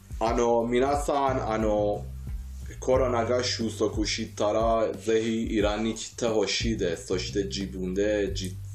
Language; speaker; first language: Japanese; non-native, fluent; Persian